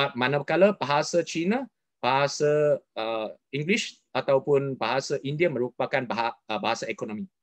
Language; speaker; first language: Malay; non-native, local second language; Chinese